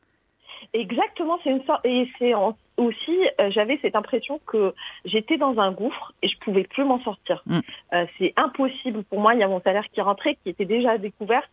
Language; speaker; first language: French; non-native, local second language; Arabic